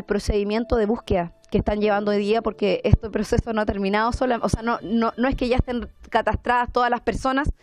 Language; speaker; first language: Spanish; native; Spanish